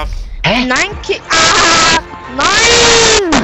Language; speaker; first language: German; non-native, learner; Danish